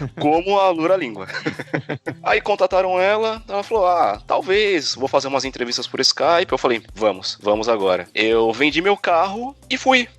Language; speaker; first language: Portuguese; native; Portuguese